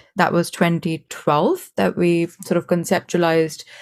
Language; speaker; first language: English; non-native, local second language; Hindi